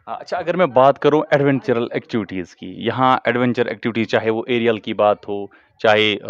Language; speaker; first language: Hindi; non-native, local second language; Kashmiri